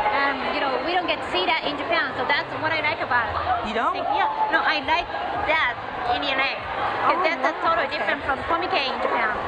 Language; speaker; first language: English; non-native, learner; Japanese